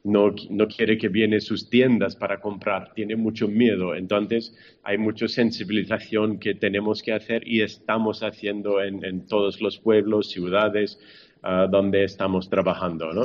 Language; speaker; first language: Spanish; non-native, fluent; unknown